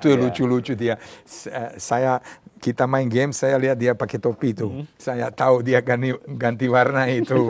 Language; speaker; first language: Indonesian; non-native, fluent; Serbian